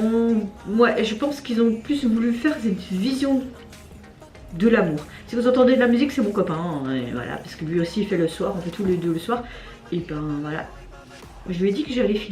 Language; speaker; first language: French; native; French